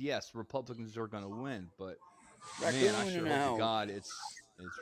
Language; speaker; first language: English; native; English